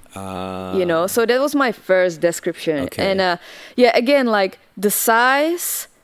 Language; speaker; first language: English; non-native, fluent; Czech